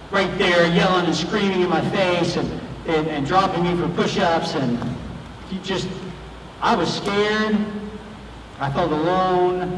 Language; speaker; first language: English; native; English